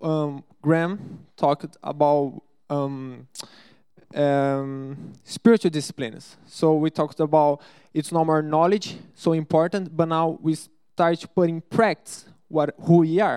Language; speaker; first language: English; non-native, fluent; Portuguese